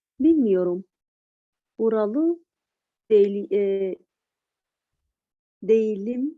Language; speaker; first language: Turkish; non-native, learner; Arabic